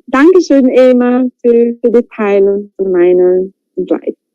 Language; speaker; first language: German; non-native, fluent; Portuguese